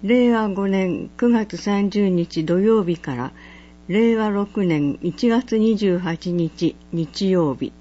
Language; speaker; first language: Japanese; native; Japanese